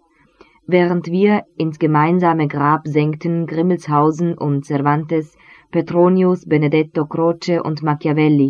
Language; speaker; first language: German; native; German